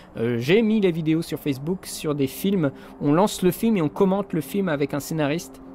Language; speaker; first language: French; native; French